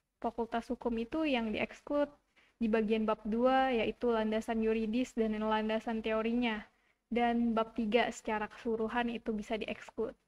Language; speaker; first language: Indonesian; native; Indonesian